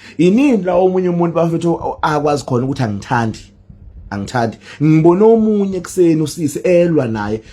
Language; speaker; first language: Zulu; native; Zulu